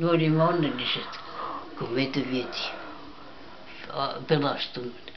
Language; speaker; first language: Finnish; early bilingual, heritage; Finnish